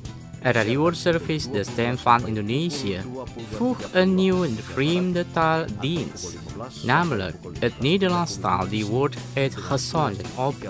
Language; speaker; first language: Dutch; non-native, learner; Indonesian